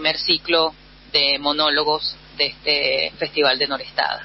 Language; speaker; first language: Spanish; native; Spanish